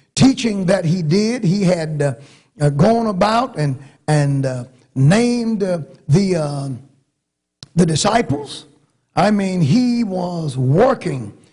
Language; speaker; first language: English; native; English